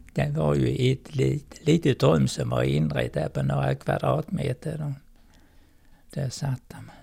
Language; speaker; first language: Swedish; native; Swedish